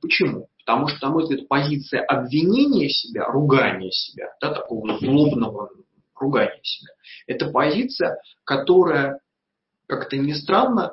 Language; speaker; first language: Russian; native; Russian